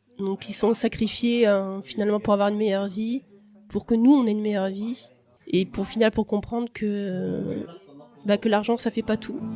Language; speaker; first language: French; early bilingual, other home language; Portuguese